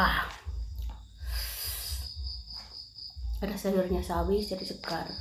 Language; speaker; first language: Indonesian; non-native, local second language; Javanese